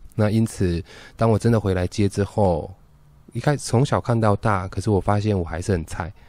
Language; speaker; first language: Chinese; native; Chinese